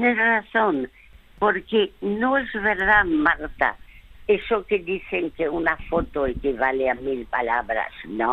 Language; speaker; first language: Spanish; early bilingual, other home language; French